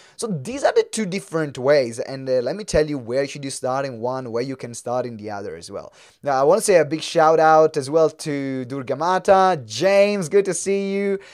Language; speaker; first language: English; non-native, fluent; Italian